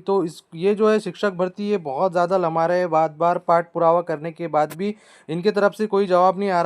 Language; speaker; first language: Hindi; non-native, local second language; Marathi